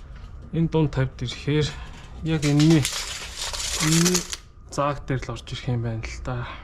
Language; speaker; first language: Mongolian; native; Mongolian